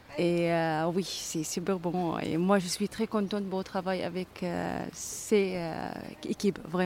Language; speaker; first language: French; non-native, learner; Arabic